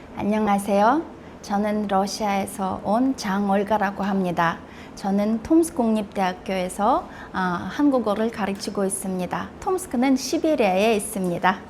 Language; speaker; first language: Korean; non-native, fluent; Russian